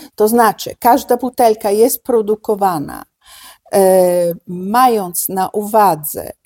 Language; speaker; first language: Polish; non-native, fluent; Italian